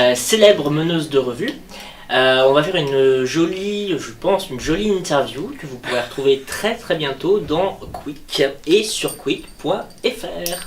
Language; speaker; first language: French; native; French